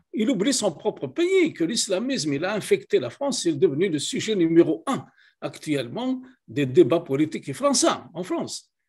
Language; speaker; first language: French; non-native, local second language; Kabyle